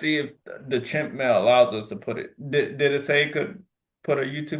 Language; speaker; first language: English; native; English